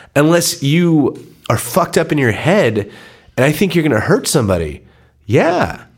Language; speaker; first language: English; native; English